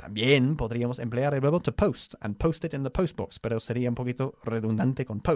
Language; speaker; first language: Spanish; non-native, fluent; English